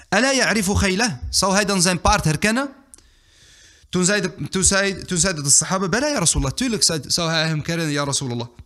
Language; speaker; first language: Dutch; early bilingual, other home language; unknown